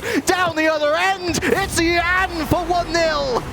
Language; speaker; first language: English; native; English